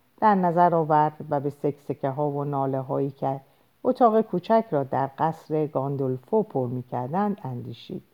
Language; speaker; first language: Persian; native; Persian